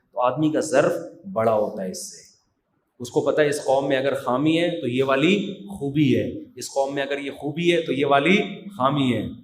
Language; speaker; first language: Urdu; native; Urdu